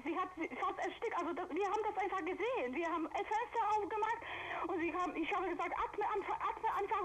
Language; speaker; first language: German; non-native, fluent; Polish